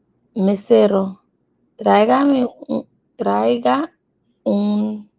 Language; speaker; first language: Spanish; non-native, learner; English